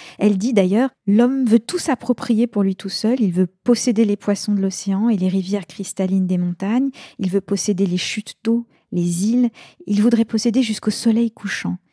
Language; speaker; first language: French; native; French